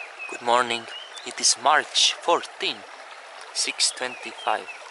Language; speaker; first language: English; non-native, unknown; Estonian